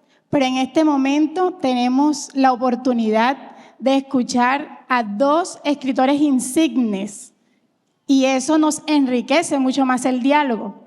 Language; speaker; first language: Spanish; native; Spanish